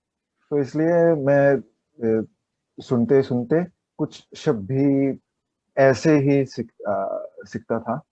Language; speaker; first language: Hindi; non-native, learner; Chinese